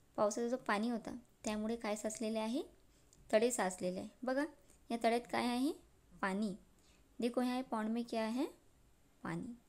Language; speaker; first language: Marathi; non-native, local second language; Urdu